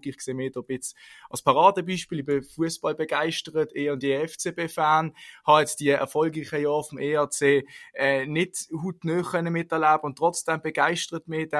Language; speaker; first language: German; native; German